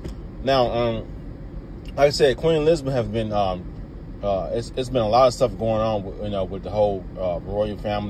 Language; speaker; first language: English; native; English